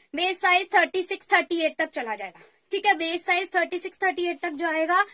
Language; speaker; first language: Hindi; native; Hindi